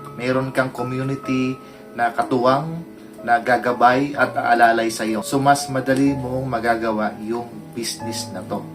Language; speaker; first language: Filipino; native; Filipino